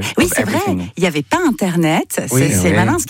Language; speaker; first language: French; native; French